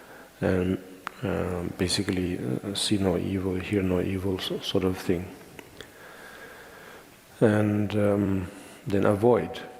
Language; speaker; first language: English; non-native, fluent; Tibetan